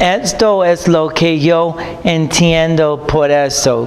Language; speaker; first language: Spanish; non-native, fluent; English